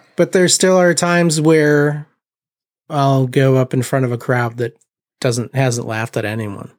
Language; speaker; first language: English; native; English